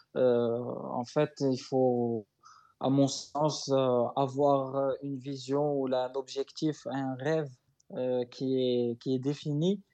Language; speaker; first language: French; non-native, local second language; Arabic